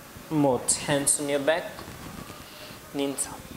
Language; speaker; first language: English; non-native, local second language; Hindi